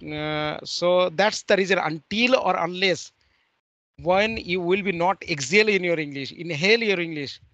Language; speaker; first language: English; non-native, learner; Bangla